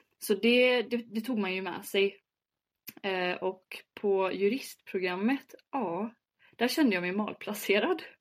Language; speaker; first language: Swedish; early bilingual, other home language; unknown